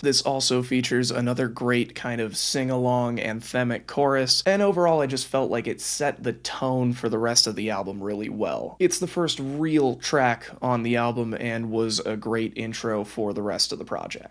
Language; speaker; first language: English; native; English